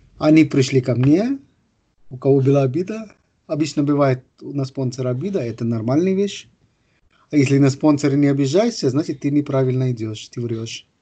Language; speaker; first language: Russian; non-native, fluent; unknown